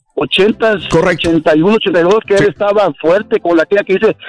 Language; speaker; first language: Spanish; early bilingual, heritage; Spanish